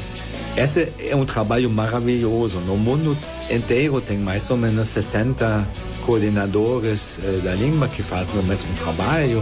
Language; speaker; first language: Portuguese; non-native, fluent; German